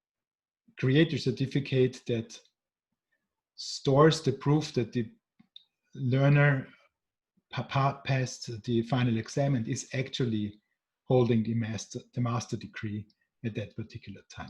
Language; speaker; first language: English; non-native, fluent; German